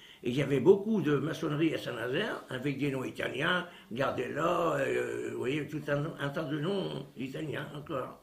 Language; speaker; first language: French; early bilingual, other home language; Italian